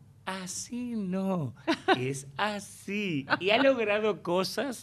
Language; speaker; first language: Spanish; native; Spanish